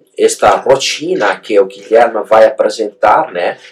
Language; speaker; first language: Portuguese; non-native, fluent; Italian